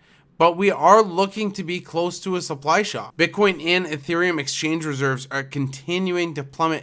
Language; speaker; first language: English; native; English